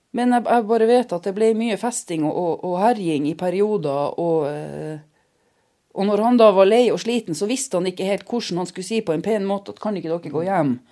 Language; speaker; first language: Norwegian; native; Norwegian